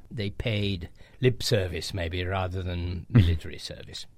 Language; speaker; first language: English; non-native, fluent; Hungarian